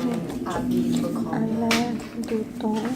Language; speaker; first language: French; non-native, learner; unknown